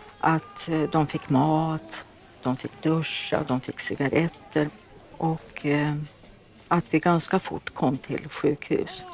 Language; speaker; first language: Swedish; early bilingual, other home language; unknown